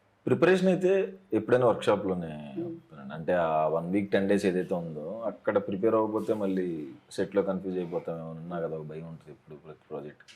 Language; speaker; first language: Telugu; native; Telugu